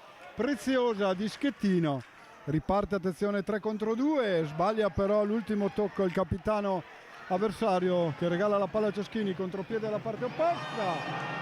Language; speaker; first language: Italian; native; Italian